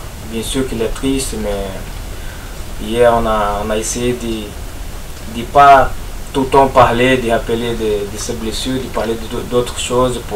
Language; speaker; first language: French; non-native, fluent; Portuguese